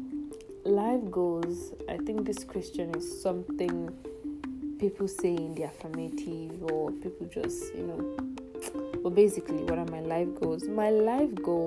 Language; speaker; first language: English; non-native, local second language; Igbo